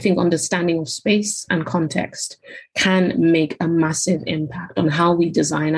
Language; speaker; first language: English; non-native, local second language; Yoruba